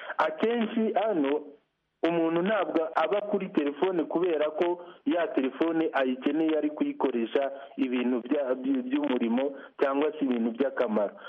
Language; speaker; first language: Kinyarwanda; native; Kinyarwanda